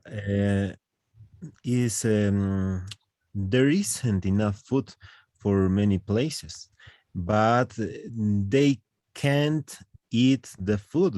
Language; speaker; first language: English; non-native, learner; Spanish